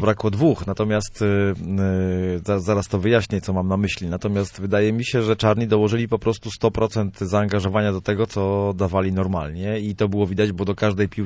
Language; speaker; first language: Polish; native; Polish